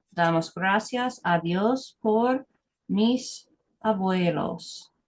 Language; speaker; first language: Spanish; non-native, fluent; English